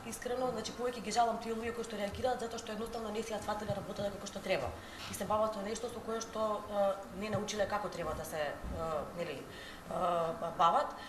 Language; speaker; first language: Macedonian; native; Macedonian